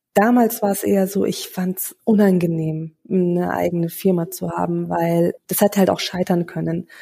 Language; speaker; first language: German; early bilingual, other home language; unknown